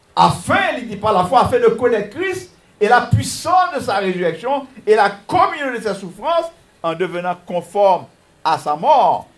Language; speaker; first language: French; native; French